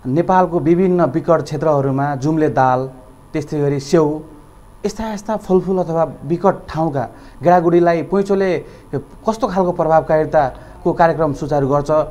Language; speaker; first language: Nepali; native; Nepali